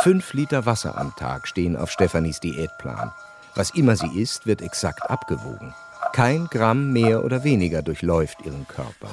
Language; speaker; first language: German; native; German